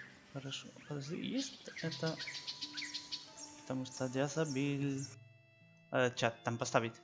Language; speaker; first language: Russian; non-native, learner; Spanish